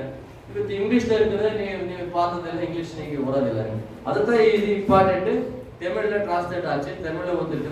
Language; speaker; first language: Tamil; non-native, learner; Kannada